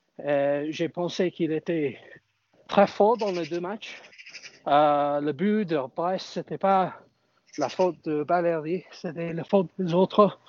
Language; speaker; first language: French; non-native, fluent; English